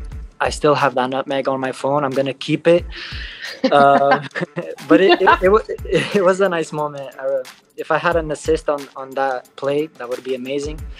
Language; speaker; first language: English; non-native, fluent; Portuguese